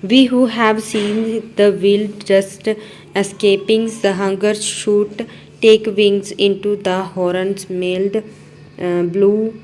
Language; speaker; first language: English; non-native, local second language; Punjabi